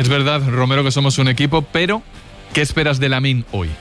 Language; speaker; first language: Spanish; native; Spanish